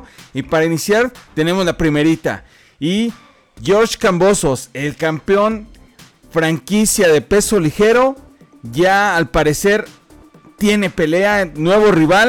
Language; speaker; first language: Spanish; native; Spanish